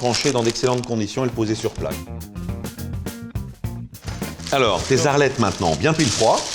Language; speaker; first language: French; native; French